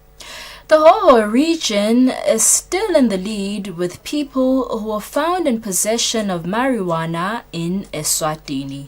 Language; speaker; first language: English; non-native, local second language; Swati